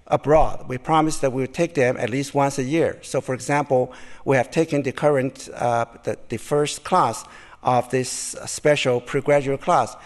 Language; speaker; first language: English; non-native, fluent; Chinese